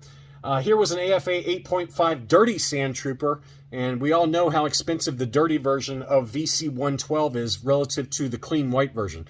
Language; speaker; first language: English; native; English